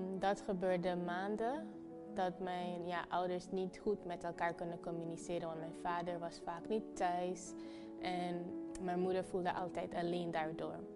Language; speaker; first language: Dutch; non-native, local second language; Papiamento